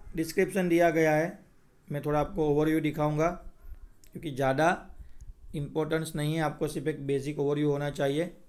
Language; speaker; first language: Hindi; non-native, local second language; Gujarati